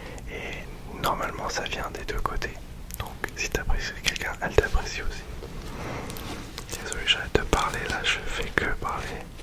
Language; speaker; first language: French; early bilingual, heritage; French